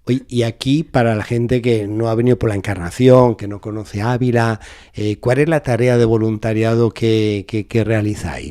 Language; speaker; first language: Spanish; native; Spanish